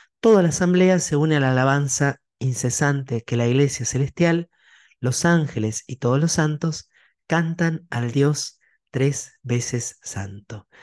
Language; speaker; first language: Spanish; native; Spanish